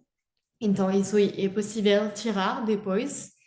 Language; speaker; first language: Portuguese; non-native, fluent; French